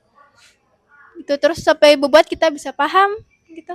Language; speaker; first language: Indonesian; non-native, local second language; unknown